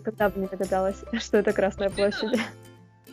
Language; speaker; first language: Russian; native; Russian